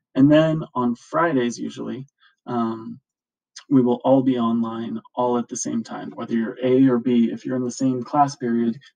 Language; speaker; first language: English; native; English